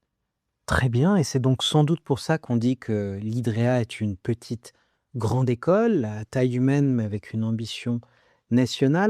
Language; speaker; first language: French; native; French